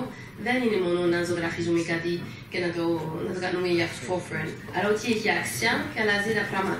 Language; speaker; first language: Greek; non-native, fluent; French